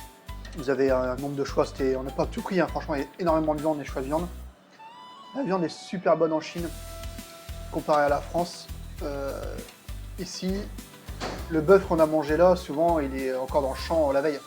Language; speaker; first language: French; native; French